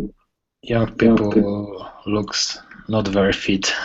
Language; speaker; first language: English; non-native, learner; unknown